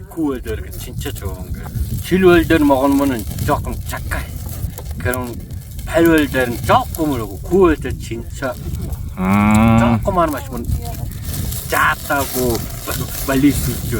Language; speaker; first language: Korean; non-native, learner; Mongolian